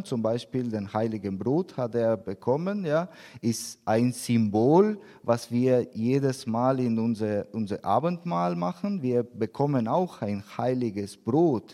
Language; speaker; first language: German; non-native, learner; Spanish